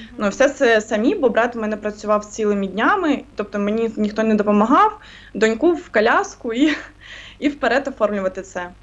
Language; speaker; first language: Ukrainian; non-native, local second language; Russian